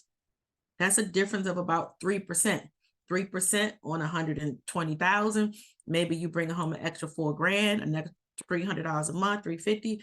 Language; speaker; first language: English; native; English